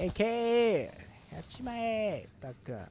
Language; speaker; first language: Japanese; non-native, learner; English